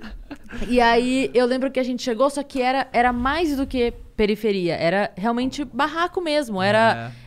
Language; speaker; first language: Portuguese; native; Portuguese